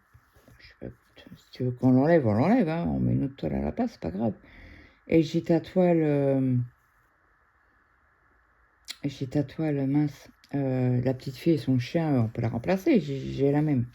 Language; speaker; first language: French; native; French